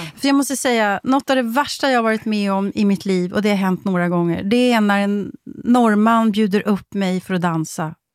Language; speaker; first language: Swedish; native; Swedish